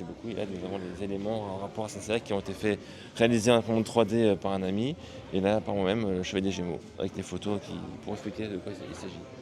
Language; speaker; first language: French; native; French